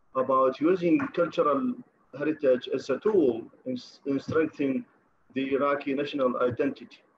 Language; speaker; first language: English; non-native, fluent; Arabic